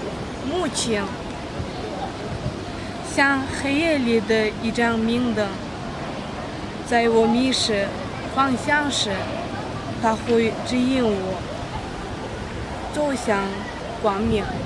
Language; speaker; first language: Chinese; non-native, fluent; Kyrgyz